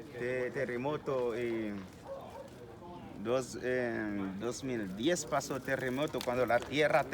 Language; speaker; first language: Spanish; non-native, learner; Haitian Creole